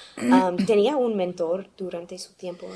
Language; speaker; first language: Spanish; non-native, learner; English